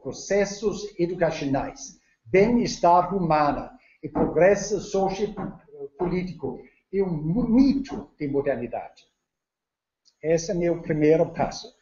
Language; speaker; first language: Portuguese; non-native, learner; Danish